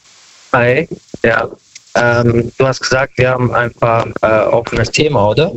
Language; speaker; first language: German; non-native, learner; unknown